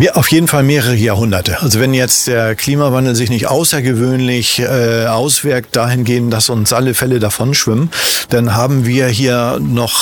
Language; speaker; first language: German; native; German